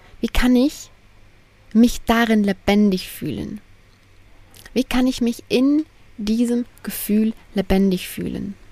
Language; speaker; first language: German; native; German